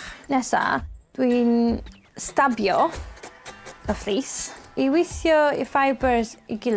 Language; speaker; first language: Welsh; non-native, learner; English